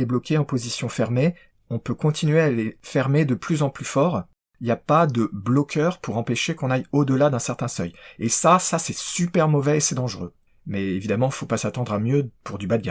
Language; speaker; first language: French; native; French